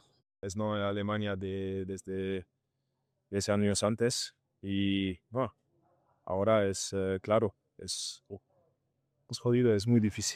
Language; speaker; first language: Spanish; non-native, learner; German